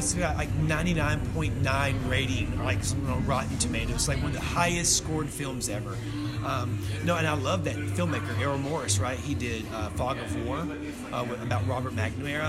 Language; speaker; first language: English; native; English